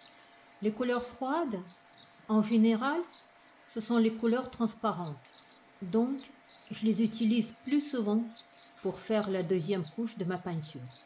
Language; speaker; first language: French; non-native, fluent; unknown